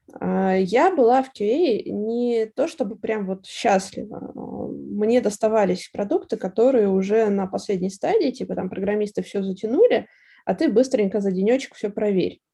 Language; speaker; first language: Russian; native; Russian